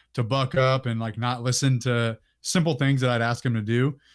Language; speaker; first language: English; native; English